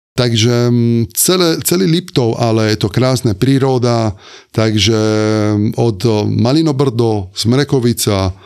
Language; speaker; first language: Slovak; non-native, fluent; Italian